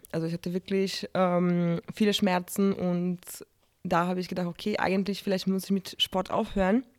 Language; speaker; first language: German; non-native, fluent; Polish